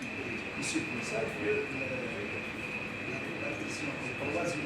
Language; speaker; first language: French; non-native, local second language; Arabic